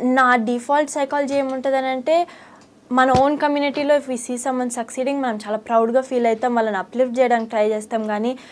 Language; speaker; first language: Telugu; early bilingual, heritage; Telugu